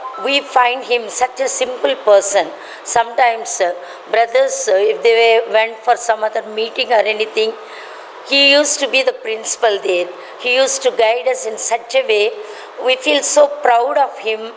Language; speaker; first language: English; non-native, local second language; Telugu